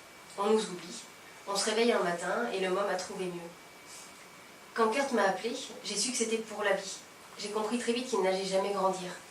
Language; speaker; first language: French; native; French